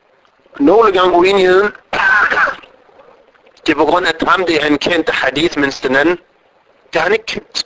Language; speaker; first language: Danish; non-native, fluent; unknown